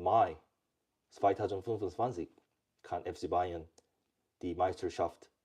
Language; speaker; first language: German; non-native, learner; English